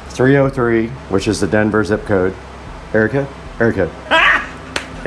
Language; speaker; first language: English; native; English